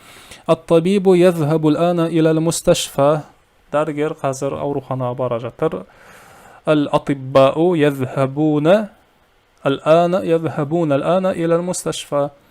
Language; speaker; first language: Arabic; non-native, fluent; Kazakh